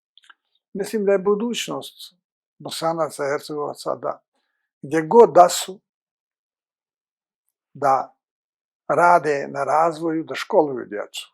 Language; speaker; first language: Bosnian; native; Bosnian